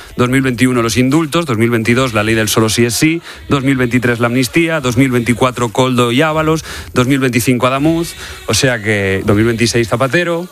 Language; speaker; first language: Spanish; native; Spanish